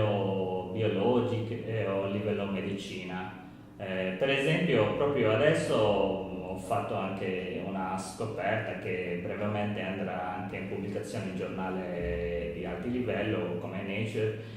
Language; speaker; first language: Italian; non-native, learner; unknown